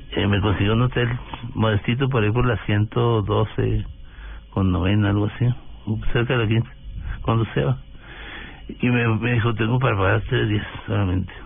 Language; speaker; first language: Spanish; native; Spanish